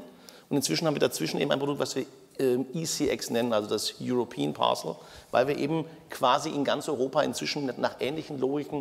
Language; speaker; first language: German; native; German